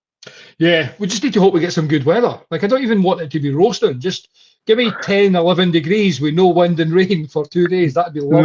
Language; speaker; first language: English; native; English